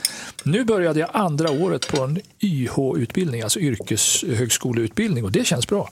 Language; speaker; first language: Swedish; native; Swedish